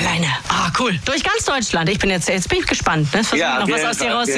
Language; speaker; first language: German; native; German